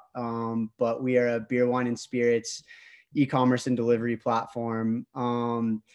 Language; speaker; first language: English; native; English